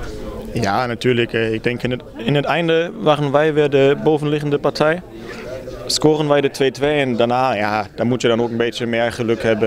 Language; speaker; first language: Dutch; non-native, fluent; German